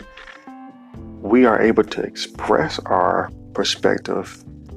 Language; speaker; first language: English; native; English